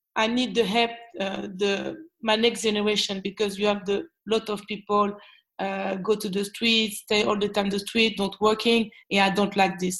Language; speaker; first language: English; non-native, learner; French